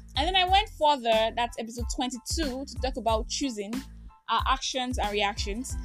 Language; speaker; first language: English; non-native, local second language; Igbo